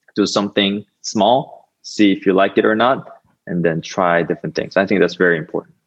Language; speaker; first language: English; non-native, fluent; Korean